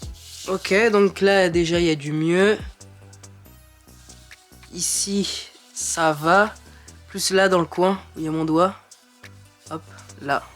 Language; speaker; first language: French; native; French